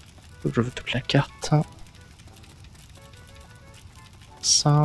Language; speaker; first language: French; native; French